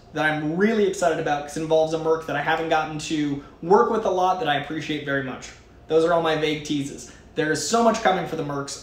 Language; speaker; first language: English; native; English